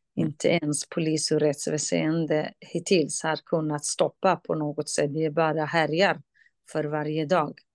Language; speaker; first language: Swedish; non-native, fluent; Kurdish